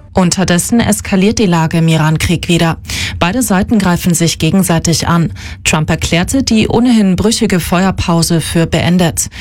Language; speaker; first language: German; native; German